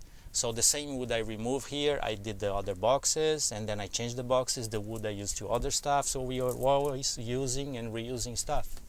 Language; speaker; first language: English; non-native, fluent; Portuguese